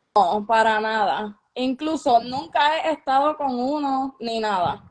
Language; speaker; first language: Spanish; native; Spanish